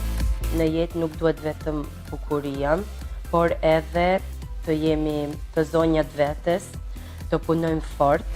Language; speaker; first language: Albanian; early bilingual, heritage; Albanian